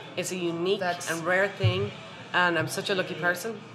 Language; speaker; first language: English; native; English